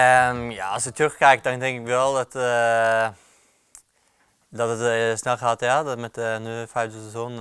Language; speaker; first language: Dutch; non-native, fluent; Norwegian